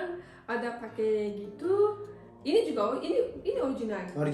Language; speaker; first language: Indonesian; non-native, learner; Turkish